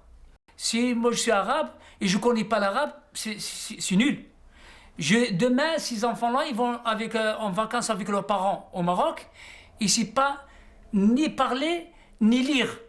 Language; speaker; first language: French; non-native, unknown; Riffian